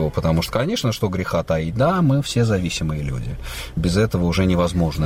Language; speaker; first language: Russian; native; Russian